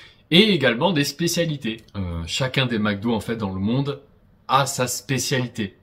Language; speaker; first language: French; native; French